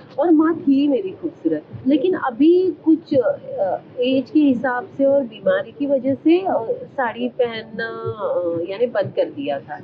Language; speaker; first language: Hindi; non-native, local second language; Marathi